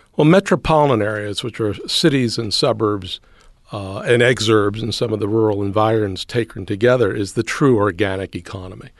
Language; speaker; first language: English; native; English